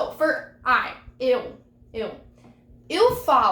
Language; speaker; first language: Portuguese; non-native, fluent; English